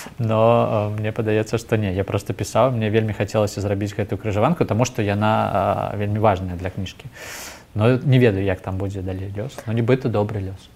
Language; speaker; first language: Belarusian; non-native, local second language; Russian